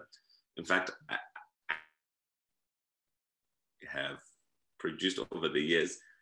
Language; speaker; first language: English; non-native, local second language; Shona